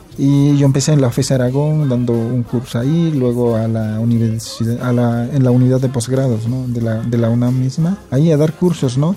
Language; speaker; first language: Spanish; non-native, local second language; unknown